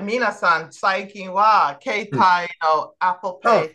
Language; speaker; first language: Japanese; non-native, learner; English